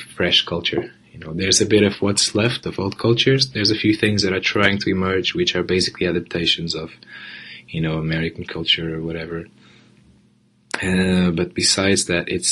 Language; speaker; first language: English; non-native, fluent; Portuguese